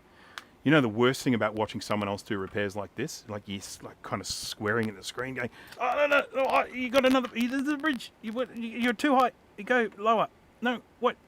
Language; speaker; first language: English; native; English